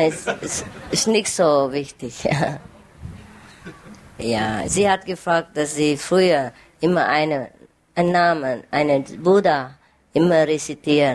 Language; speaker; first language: German; non-native, fluent; Vietnamese